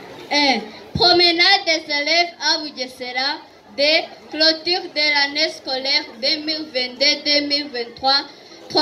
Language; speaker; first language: French; non-native, learner; Kinyarwanda